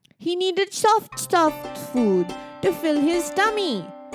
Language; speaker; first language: English; non-native, local second language; Marathi